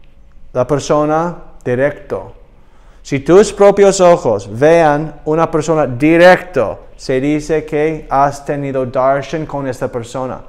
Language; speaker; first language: Spanish; non-native, learner; English